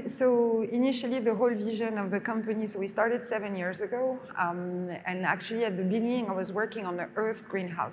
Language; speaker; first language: English; non-native, fluent; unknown